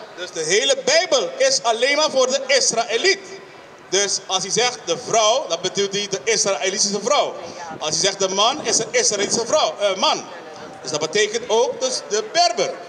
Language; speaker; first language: Dutch; non-native, local second language; Papiamento